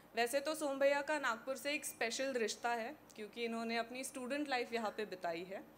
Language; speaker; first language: Hindi; non-native, local second language; Marathi